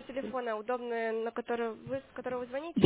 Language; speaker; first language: Russian; native; Russian